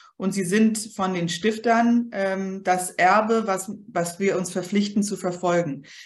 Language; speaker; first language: German; early bilingual, other home language; Polish